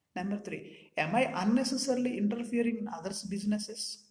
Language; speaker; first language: English; non-native, local second language; Telugu